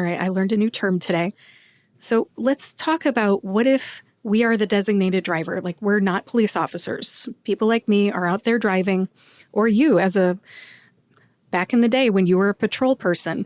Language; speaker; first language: English; native; English